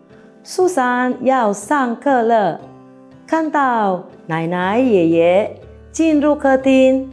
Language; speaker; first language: Chinese; non-native, fluent; Filipino